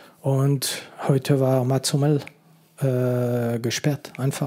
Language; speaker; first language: German; non-native, local second language; French